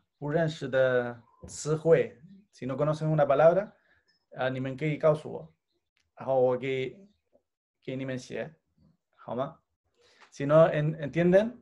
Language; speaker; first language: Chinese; non-native, fluent; Spanish